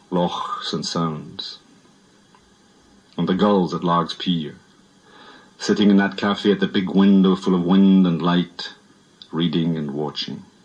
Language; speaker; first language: English; native; English